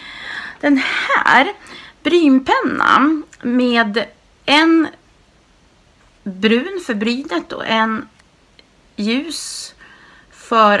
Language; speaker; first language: Swedish; native; Swedish